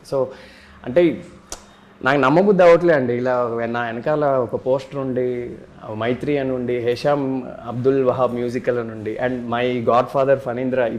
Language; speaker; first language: Telugu; native; Telugu